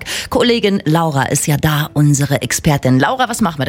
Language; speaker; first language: German; native; German